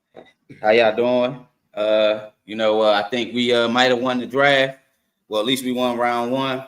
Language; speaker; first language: English; native; English